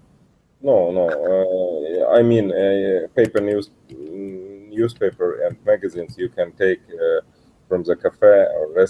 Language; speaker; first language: English; non-native, learner; Russian